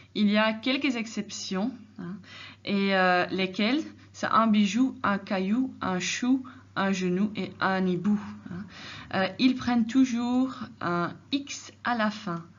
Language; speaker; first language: French; non-native, fluent; Dutch